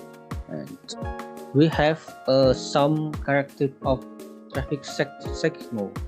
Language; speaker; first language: English; non-native, learner; Indonesian